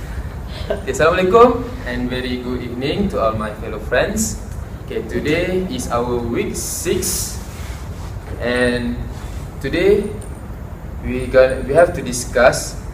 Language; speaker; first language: English; non-native, local second language; Malay